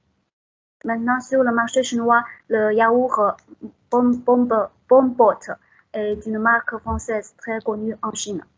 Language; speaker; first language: French; non-native, fluent; Chinese